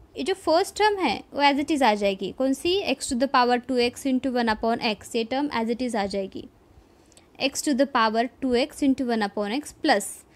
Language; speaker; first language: Hindi; non-native, local second language; Marathi